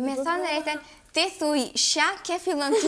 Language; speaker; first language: Albanian; early bilingual, heritage; Albanian